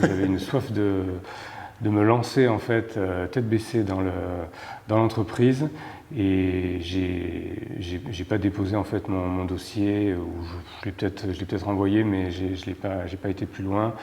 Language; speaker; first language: French; native; French